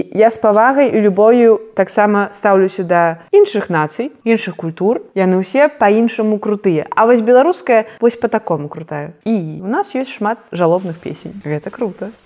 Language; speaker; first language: Belarusian; non-native, local second language; Russian